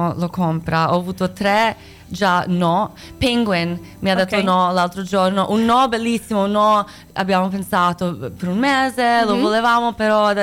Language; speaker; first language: Italian; non-native, fluent; Croatian